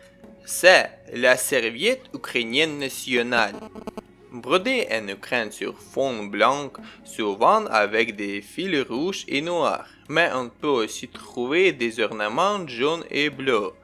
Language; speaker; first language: French; non-native, learner; Ukrainian